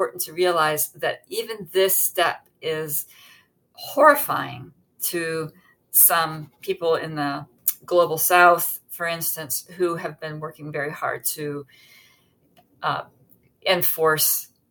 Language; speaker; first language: English; native; English